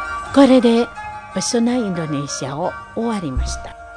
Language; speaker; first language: Japanese; non-native, fluent; Indonesian